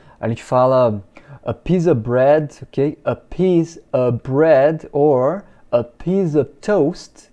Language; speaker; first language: English; non-native, fluent; Portuguese